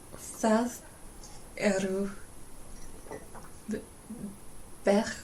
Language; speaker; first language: Icelandic; non-native, learner; English